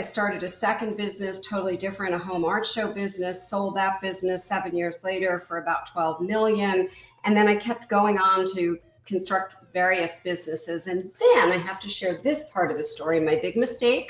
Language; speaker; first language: English; native; English